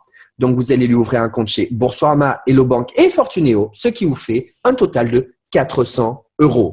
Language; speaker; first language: French; native; French